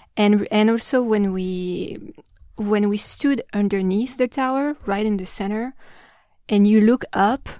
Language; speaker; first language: English; non-native, fluent; French